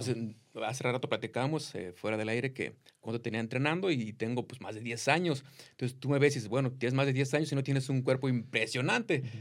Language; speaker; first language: Spanish; native; Spanish